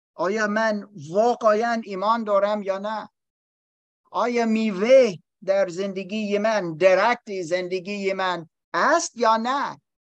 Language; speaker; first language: Persian; non-native, learner; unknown